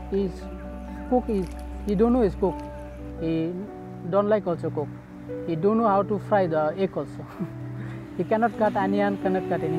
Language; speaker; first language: English; non-native, learner; Bangla